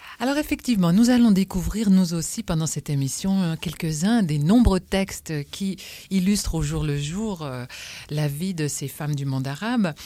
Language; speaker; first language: French; native; French